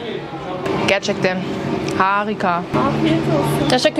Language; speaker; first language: Turkish; non-native, learner; German